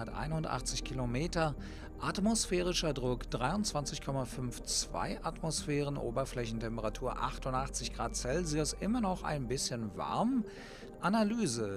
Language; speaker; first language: German; native; German